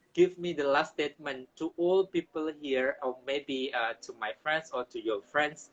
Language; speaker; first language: English; non-native, local second language; Indonesian